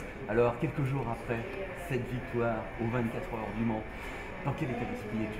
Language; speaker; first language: French; native; French